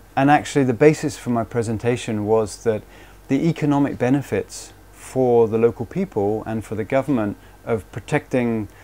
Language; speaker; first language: English; native; English